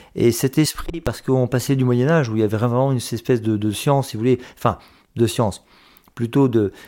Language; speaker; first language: French; native; French